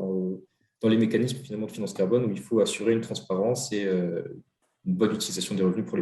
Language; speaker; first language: French; native; French